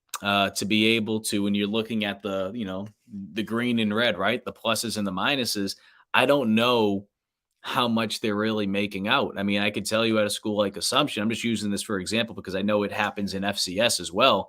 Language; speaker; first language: English; native; English